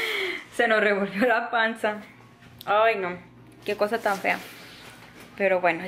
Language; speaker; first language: Spanish; native; Spanish